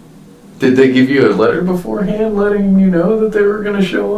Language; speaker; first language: English; native; English